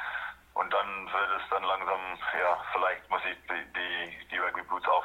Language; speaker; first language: German; non-native, fluent; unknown